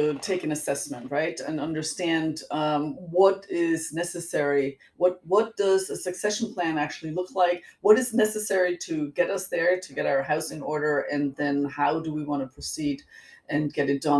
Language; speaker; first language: English; non-native, fluent; German